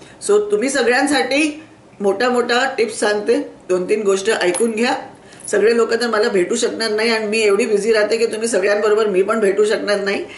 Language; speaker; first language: Marathi; non-native, local second language; Sindhi